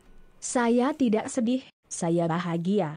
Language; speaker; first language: Indonesian; non-native, learner; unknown